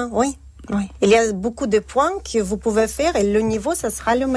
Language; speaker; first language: French; non-native, fluent; Russian